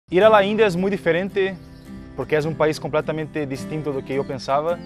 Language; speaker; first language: Spanish; non-native, fluent; Portuguese